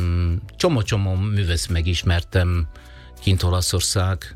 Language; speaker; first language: Hungarian; non-native, learner; Italian